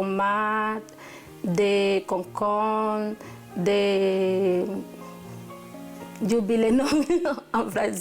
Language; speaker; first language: French; non-native, learner; Spanish